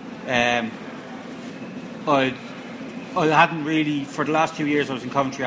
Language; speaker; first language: English; native; English